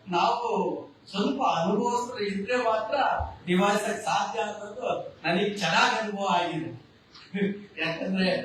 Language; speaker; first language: Kannada; non-native, local second language; Lambadi